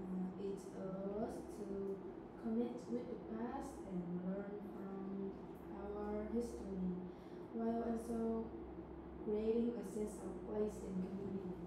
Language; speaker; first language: English; non-native, fluent; Vietnamese